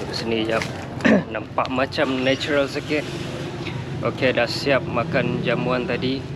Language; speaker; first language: Malay; non-native, fluent; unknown